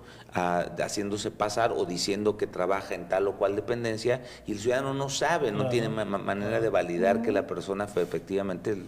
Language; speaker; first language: Spanish; native; Spanish